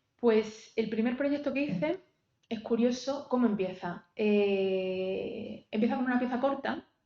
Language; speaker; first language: Spanish; native; Spanish